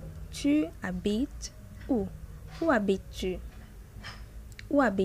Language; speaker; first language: French; non-native, fluent; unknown